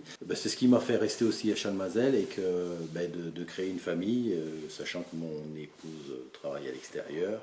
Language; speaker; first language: French; native; French